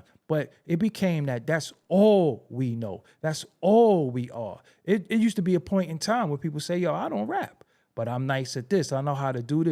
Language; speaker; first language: English; native; English